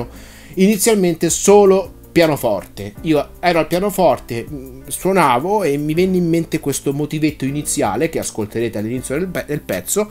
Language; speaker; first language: Italian; native; Italian